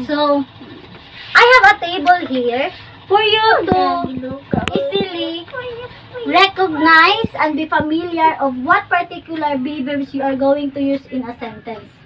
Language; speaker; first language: English; non-native, local second language; Cebuano